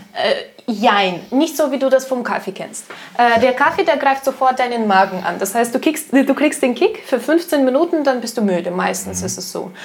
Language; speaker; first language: German; non-native, fluent; Russian